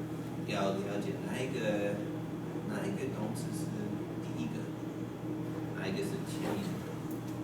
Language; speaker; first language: Chinese; non-native, fluent; English